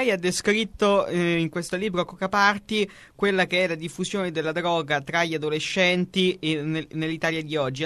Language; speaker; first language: Italian; native; Italian